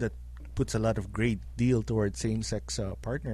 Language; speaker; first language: English; non-native, local second language; Filipino